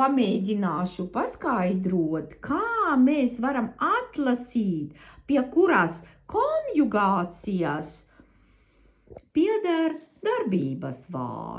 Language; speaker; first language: Latvian; non-native, learner; Russian